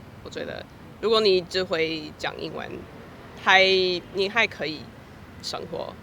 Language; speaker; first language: Chinese; non-native, fluent; English